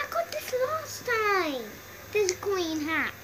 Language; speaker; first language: English; native; English